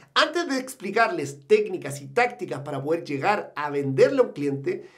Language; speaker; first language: Spanish; native; Spanish